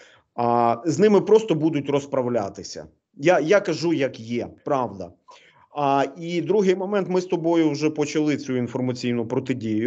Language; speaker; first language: Ukrainian; native; Ukrainian